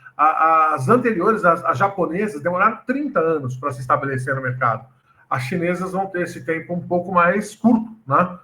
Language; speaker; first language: Portuguese; native; Portuguese